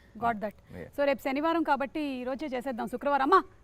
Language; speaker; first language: Telugu; native; Telugu